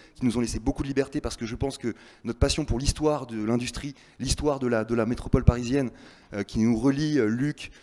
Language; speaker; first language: French; native; French